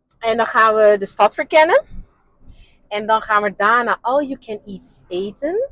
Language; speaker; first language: Dutch; non-native, local second language; Papiamento